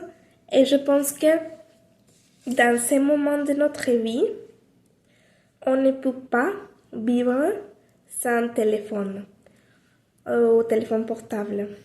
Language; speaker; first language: French; non-native, learner; Spanish